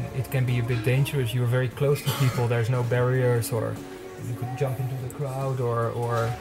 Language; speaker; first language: English; non-native, fluent; Dutch